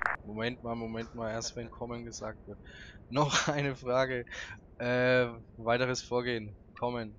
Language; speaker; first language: German; native; German